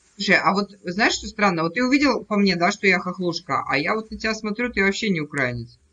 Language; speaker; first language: Russian; native; Russian